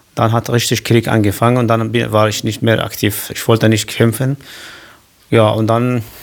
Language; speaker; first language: German; non-native, learner; Kurdish